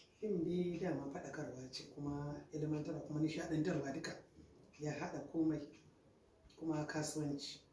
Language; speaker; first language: Hausa; native; Hausa